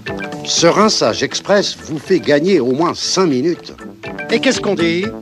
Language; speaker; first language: French; native; French